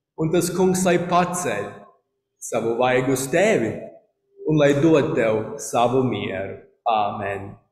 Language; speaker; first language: Latvian; early bilingual, heritage; Latvian